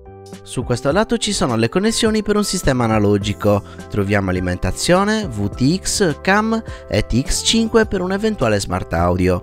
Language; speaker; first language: Italian; native; Italian